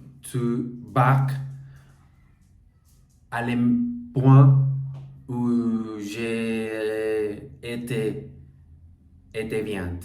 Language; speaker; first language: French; non-native, learner; Portuguese